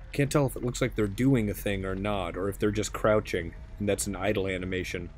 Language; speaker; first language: English; native; English